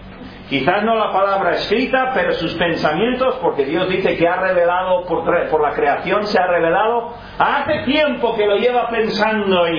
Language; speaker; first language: Spanish; non-native, fluent; English